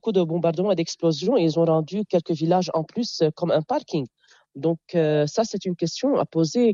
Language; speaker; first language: French; non-native, local second language; Arabic